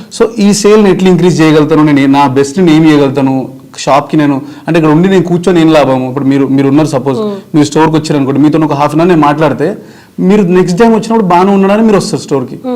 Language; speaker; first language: Telugu; native; Telugu